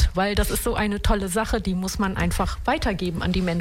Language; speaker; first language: German; early bilingual, other home language; Italian